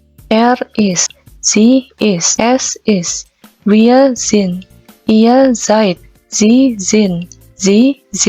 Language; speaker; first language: German; non-native, fluent; Indonesian